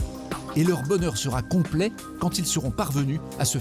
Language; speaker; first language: French; native; French